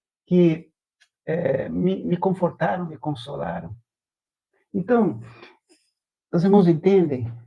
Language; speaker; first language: Portuguese; native; Portuguese